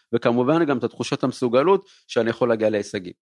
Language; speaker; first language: Hebrew; early bilingual, other home language; Amharic